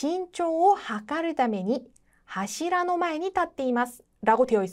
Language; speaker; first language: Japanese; non-native, fluent; Korean